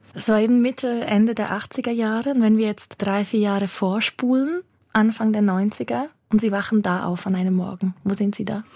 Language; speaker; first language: German; native; German